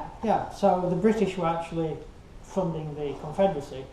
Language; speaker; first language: English; native; English